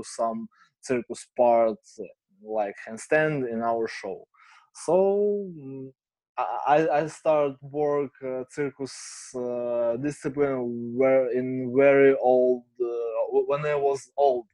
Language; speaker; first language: English; non-native, learner; Ukrainian